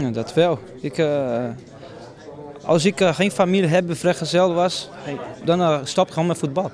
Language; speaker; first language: Dutch; non-native, fluent; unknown